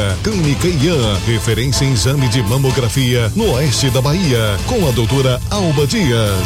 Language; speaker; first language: Portuguese; native; Portuguese